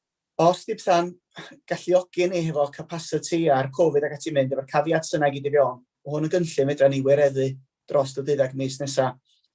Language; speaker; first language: Welsh; native; Welsh